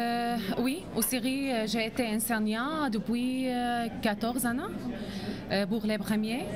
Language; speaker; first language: French; non-native, learner; Arabic